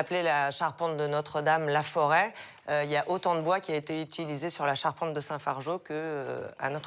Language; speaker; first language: French; native; French